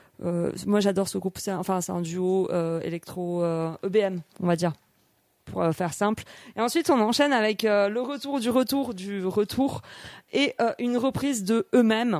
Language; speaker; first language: French; native; French